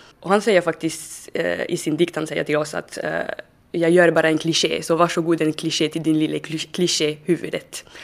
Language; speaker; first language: Swedish; non-native, fluent; French